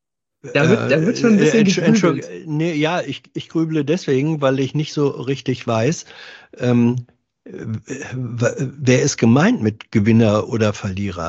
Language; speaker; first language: German; native; German